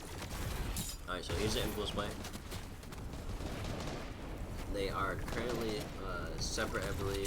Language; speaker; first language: English; native; English